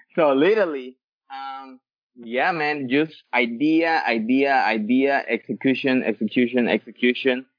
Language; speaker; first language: English; early bilingual, other home language; Spanish